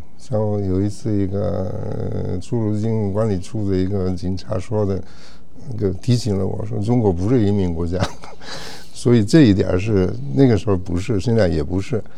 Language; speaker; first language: Chinese; non-native, fluent; Italian